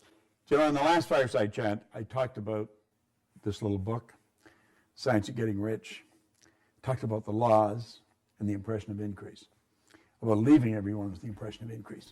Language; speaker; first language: English; native; English